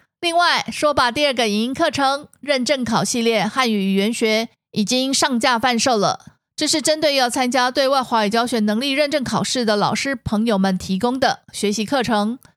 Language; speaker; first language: Chinese; native; Chinese